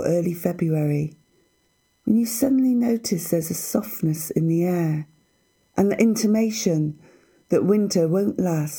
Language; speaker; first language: English; native; English